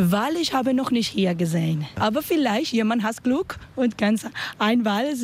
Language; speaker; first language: German; non-native, learner; Spanish